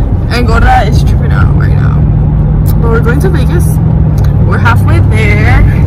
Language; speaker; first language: English; early bilingual, other home language; Spanish